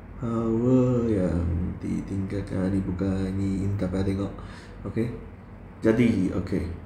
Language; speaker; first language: Malay; non-native, local second language; Chinese